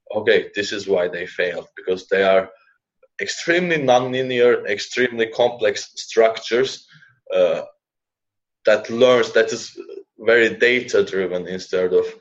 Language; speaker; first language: English; non-native, fluent; Turkish